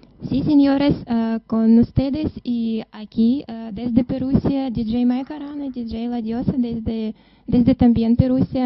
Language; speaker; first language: Spanish; non-native, learner; Russian